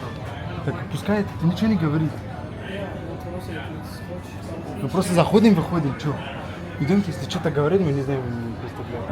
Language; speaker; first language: Russian; non-native, learner; Persian